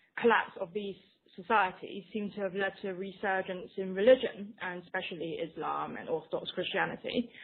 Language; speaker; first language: English; non-native, fluent; Chinese